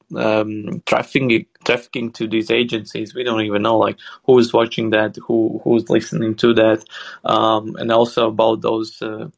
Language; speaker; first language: English; non-native, fluent; Swedish